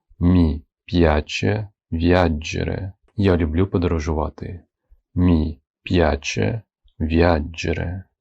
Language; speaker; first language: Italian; non-native, fluent; Ukrainian